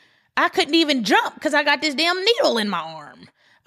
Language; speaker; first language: English; native; English